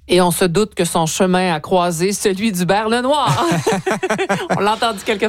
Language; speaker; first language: French; native; French